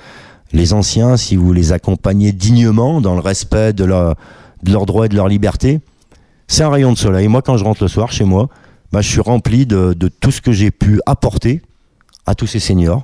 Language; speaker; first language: French; native; French